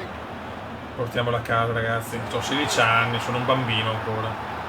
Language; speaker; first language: Italian; native; Italian